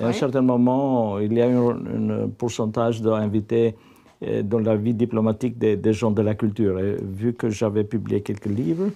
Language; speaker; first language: French; non-native, fluent; Albanian